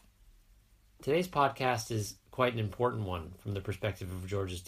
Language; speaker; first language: English; native; English